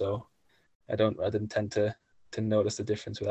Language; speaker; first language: English; native; English